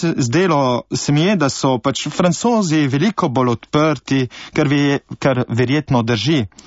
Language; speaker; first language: Slovenian; early bilingual, heritage; Slovenian